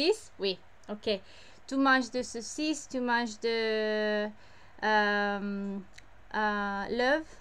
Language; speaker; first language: French; non-native, learner; English